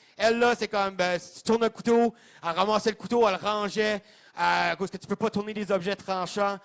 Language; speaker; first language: French; non-native, local second language; English